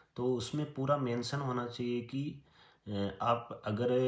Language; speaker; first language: Hindi; native; Hindi